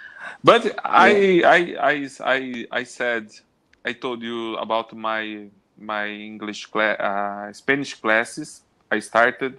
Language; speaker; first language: English; non-native, learner; Portuguese